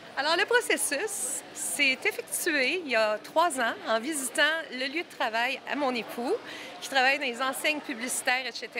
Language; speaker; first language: French; native; French